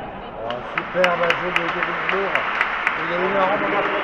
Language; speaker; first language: French; native; French